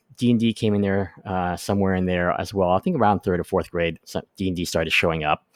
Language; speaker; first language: English; native; English